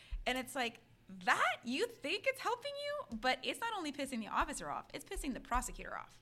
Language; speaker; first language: English; early bilingual, other home language; Spanish